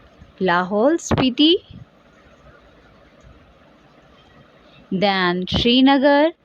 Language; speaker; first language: Hindi; native; Hindi